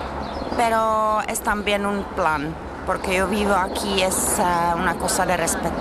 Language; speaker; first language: Spanish; non-native, learner; Czech